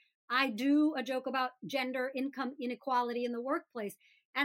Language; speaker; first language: English; native; English